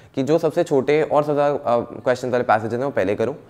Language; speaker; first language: Hindi; native; Hindi